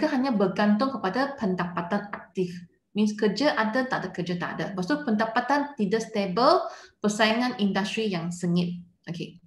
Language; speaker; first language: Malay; non-native, local second language; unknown